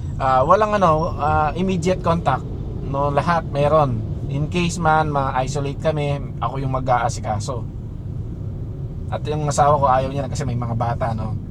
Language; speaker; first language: Filipino; native; Filipino